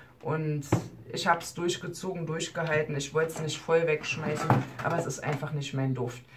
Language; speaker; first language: German; native; German